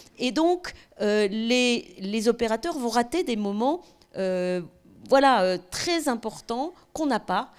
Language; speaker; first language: French; native; French